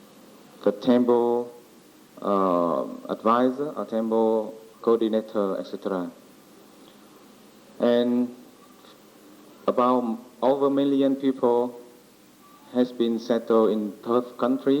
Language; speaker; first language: English; non-native, learner; Vietnamese